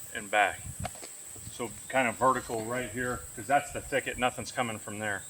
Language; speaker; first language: English; native; English